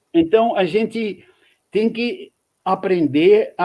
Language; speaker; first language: Portuguese; non-native, fluent; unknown